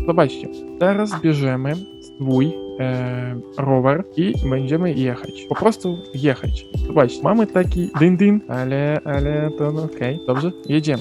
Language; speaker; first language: Polish; non-native, learner; Ukrainian